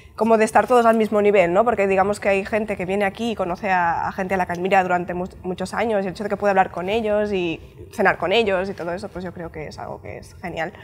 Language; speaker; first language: Spanish; native; Spanish